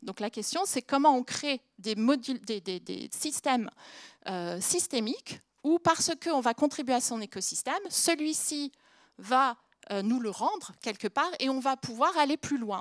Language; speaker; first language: French; native; French